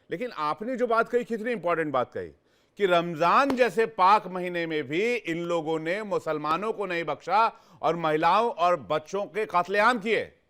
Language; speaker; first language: Hindi; native; Hindi